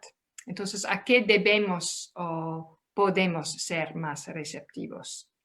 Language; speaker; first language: Spanish; non-native, fluent; Dutch